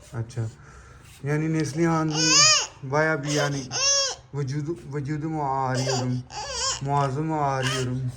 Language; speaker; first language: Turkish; non-native, learner; Urdu